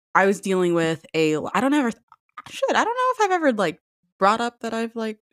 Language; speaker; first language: English; early bilingual, other home language; Amharic